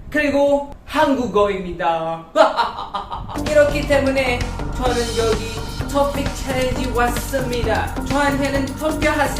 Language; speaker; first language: Korean; non-native, learner; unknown